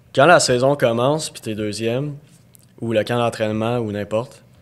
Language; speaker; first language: French; native; French